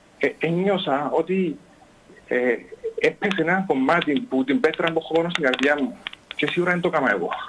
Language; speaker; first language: Greek; native; Greek